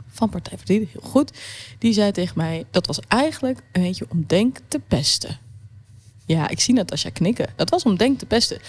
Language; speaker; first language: Dutch; native; Dutch